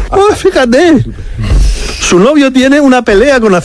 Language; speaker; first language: Spanish; native; Spanish